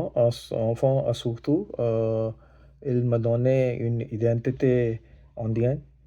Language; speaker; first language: French; non-native, learner; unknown